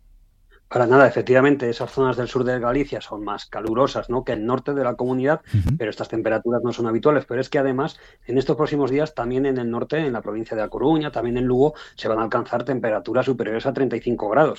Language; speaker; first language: Spanish; native; Spanish